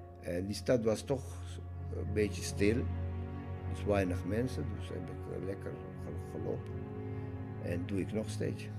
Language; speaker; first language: Dutch; non-native, learner; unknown